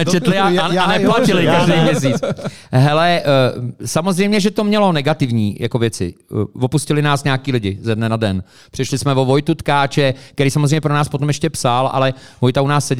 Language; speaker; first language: Czech; native; Czech